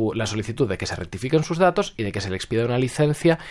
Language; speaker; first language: Spanish; native; Spanish